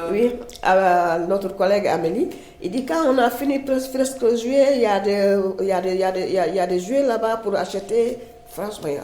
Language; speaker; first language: French; non-native, learner; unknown